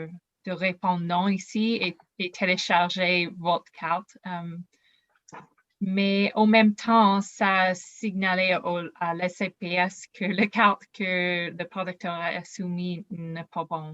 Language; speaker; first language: French; non-native, learner; English